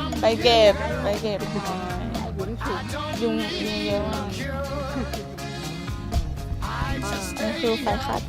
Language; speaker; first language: Thai; native; Thai